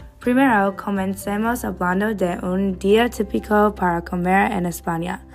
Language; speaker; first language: Spanish; non-native, learner; English